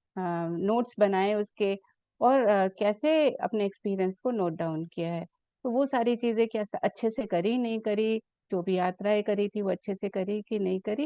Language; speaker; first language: Hindi; native; Hindi